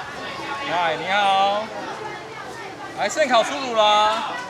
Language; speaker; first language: Chinese; native; Chinese